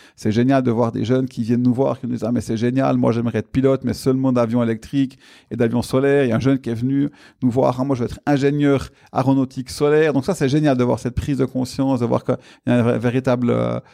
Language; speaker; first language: French; native; French